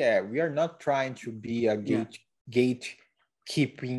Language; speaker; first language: English; non-native, learner; Portuguese